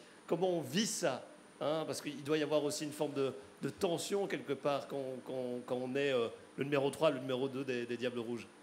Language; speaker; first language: French; native; French